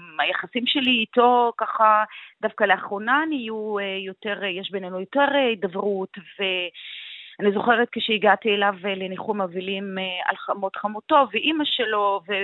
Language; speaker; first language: Hebrew; non-native, local second language; Arabic